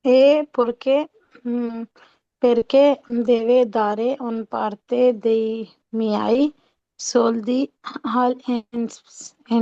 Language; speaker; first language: Italian; non-native, learner; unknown